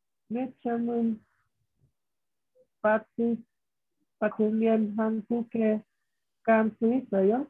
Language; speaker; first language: Korean; non-native, learner; Vietnamese